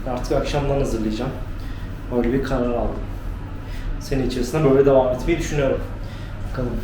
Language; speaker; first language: Turkish; native; Turkish